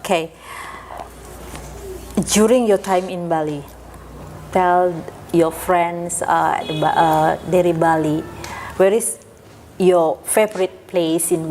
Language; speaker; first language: English; non-native, fluent; Indonesian